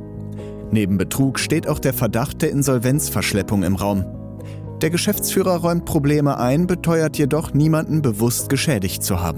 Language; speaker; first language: German; native; German